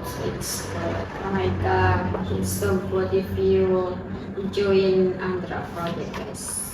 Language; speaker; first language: English; non-native, learner; Indonesian